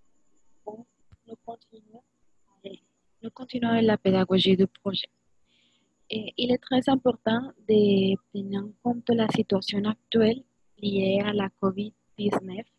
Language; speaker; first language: French; non-native, learner; Spanish